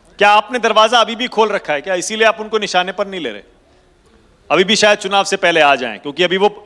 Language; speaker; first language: Hindi; native; Hindi